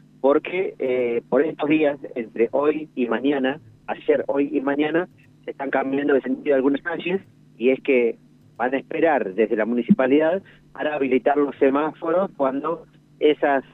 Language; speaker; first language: Spanish; native; Spanish